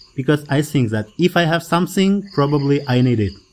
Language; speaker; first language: English; non-native, fluent; Kazakh